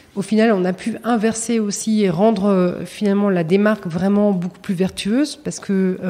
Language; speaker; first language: French; native; French